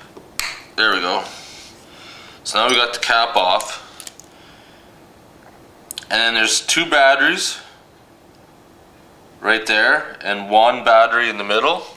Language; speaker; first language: English; native; English